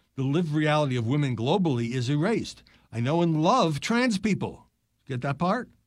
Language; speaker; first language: English; native; English